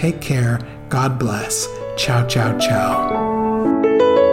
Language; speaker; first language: Italian; non-native, learner; English